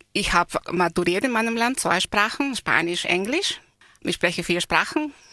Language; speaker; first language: German; non-native, fluent; Spanish